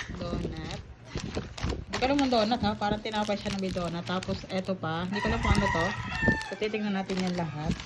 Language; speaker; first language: Filipino; native; Filipino